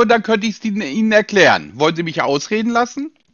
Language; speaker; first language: German; native; German